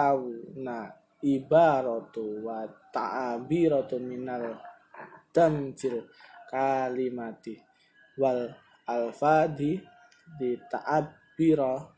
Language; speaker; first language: Arabic; non-native, learner; Indonesian